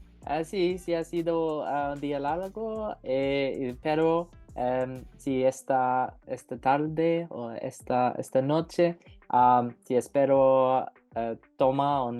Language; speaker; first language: Spanish; non-native, learner; English